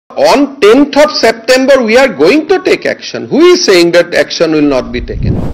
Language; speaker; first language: English; non-native, local second language; Assamese